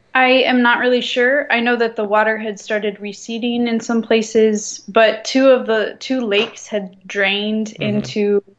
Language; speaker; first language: English; native; English